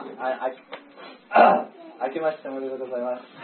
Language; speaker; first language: Japanese; non-native, learner; English